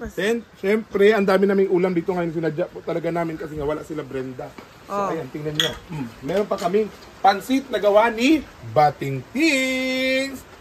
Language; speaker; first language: Filipino; non-native, local second language; Cebuano